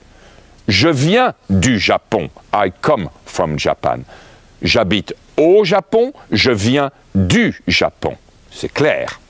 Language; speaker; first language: French; native; French